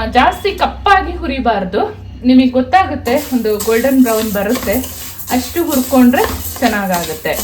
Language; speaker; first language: Kannada; non-native, local second language; Kodava